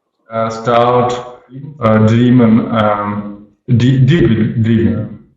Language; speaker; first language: English; non-native, learner; Russian